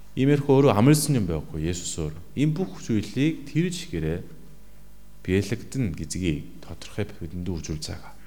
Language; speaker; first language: Mongolian; non-native, fluent; Korean